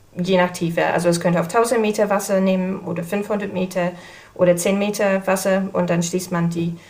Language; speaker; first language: German; non-native, fluent; English